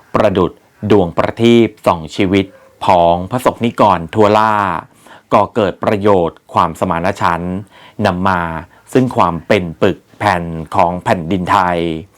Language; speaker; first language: Thai; native; Thai